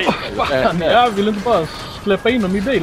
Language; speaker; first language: Swedish; native; Swedish